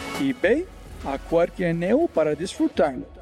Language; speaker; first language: Spanish; non-native, fluent; English